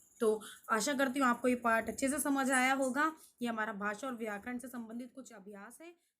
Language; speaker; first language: Hindi; native; Hindi